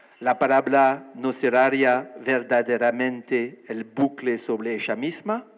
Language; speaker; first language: Spanish; non-native, fluent; French